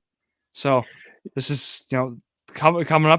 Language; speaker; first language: English; native; English